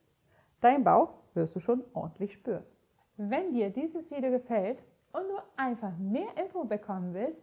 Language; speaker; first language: German; native; German